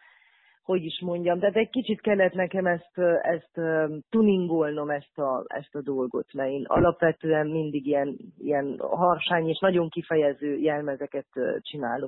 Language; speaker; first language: Hungarian; native; Hungarian